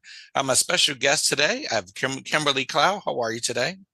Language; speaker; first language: English; native; English